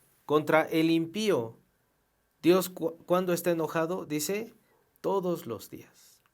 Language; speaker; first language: Spanish; native; Spanish